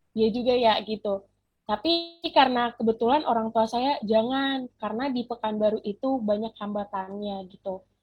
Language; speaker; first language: Indonesian; non-native, local second language; Batak Toba